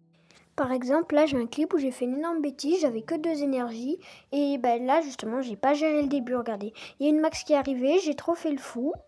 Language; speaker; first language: French; native; French